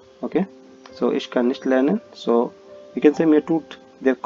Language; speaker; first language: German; non-native, fluent; Hindi